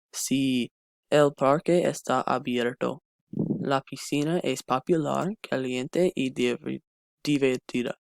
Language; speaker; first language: Spanish; non-native, learner; English